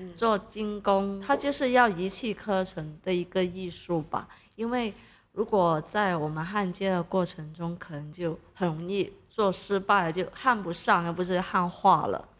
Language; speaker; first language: Chinese; non-native, local second language; Cantonese